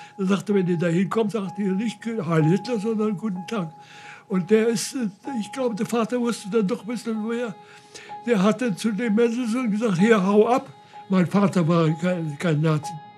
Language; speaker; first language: German; native; German